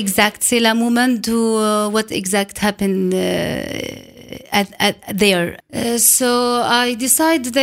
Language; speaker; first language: French; non-native, learner; Arabic